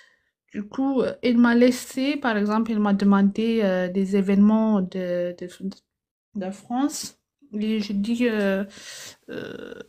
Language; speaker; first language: French; non-native, fluent; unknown